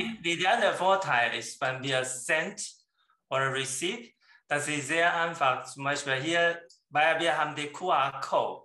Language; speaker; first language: German; non-native, learner; Chinese